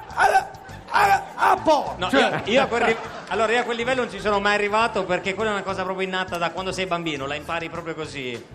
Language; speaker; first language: Italian; non-native, fluent; Albanian